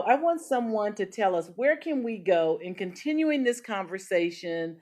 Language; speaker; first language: English; native; English